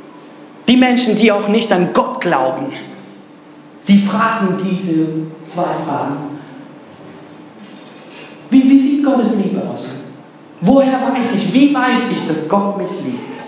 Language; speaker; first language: German; non-native, fluent; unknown